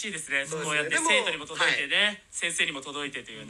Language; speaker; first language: Japanese; native; Japanese